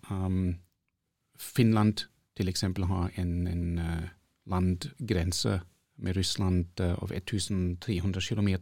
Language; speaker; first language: Norwegian; non-native, fluent; German